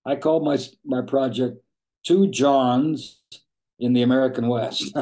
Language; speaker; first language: English; native; English